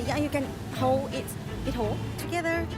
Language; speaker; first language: English; non-native, learner; Vietnamese